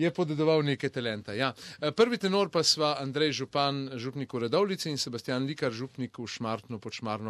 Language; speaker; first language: Slovenian; native; Slovenian